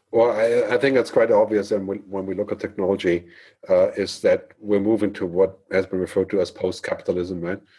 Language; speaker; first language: English; non-native, fluent; German